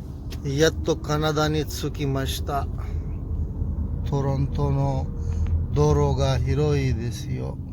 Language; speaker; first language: Japanese; non-native, fluent; Urdu